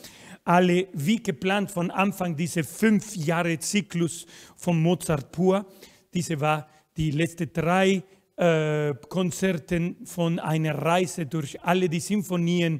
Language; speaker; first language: German; non-native, fluent; Spanish